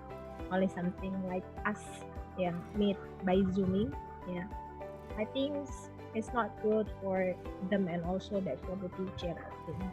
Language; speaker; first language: English; non-native, local second language; Indonesian